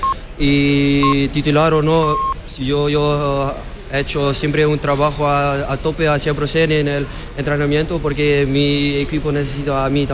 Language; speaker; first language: Spanish; non-native, learner; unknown